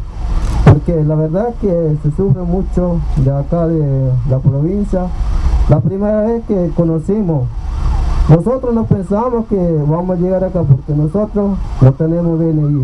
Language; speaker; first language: Spanish; non-native, local second language; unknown